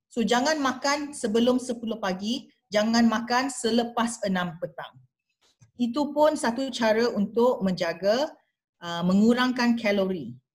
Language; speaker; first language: Malay; non-native, local second language; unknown